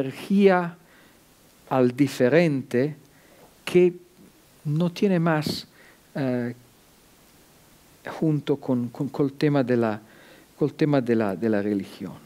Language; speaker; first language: Spanish; non-native, fluent; Italian